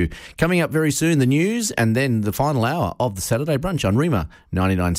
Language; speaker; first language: English; native; English